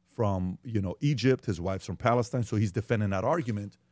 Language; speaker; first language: English; early bilingual, other home language; Persian